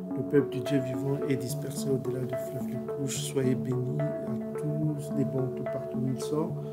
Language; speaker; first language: French; non-native, local second language; Kongo